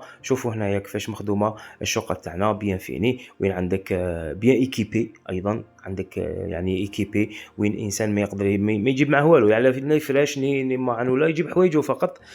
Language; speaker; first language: Arabic; native; Arabic